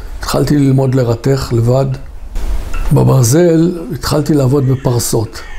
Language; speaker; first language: Hebrew; native; Hebrew